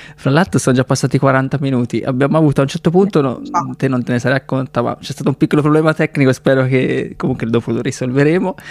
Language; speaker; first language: Italian; native; Italian